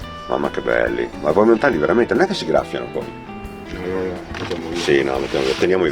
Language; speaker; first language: Italian; native; Italian